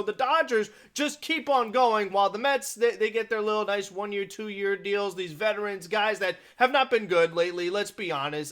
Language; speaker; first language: English; native; English